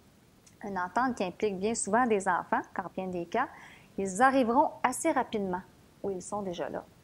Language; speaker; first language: French; native; French